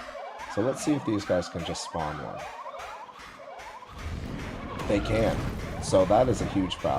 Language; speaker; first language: English; native; English